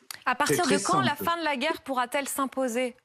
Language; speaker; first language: French; native; French